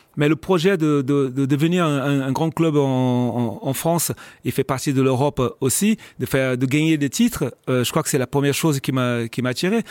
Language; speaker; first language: French; non-native, fluent; Portuguese